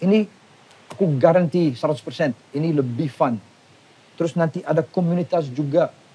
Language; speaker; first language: Indonesian; non-native, fluent; English